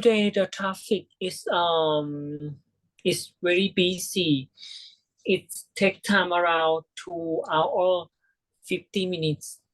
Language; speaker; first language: English; non-native, learner; Thai